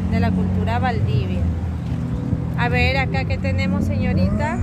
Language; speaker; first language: Spanish; native; Spanish